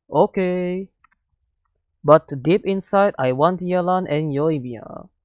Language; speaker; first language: English; non-native, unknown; Indonesian